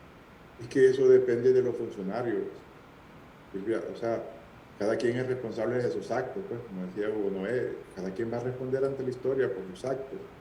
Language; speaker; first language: Spanish; native; Spanish